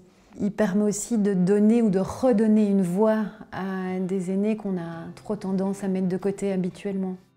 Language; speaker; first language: French; native; French